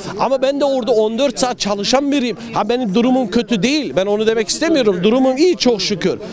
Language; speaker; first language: Turkish; early bilingual, heritage; Turkish